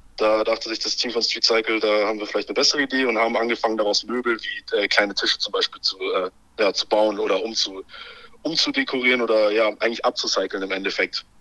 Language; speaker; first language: German; native; German